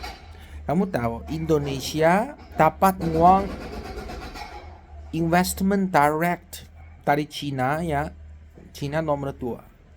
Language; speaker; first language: Indonesian; non-native, learner; Chinese